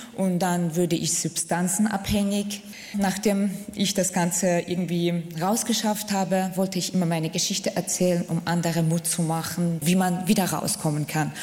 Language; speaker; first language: German; non-native, fluent; Central Kurdish